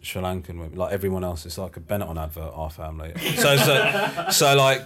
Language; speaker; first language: English; native; English